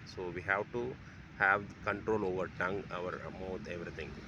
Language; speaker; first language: English; non-native, local second language; Tamil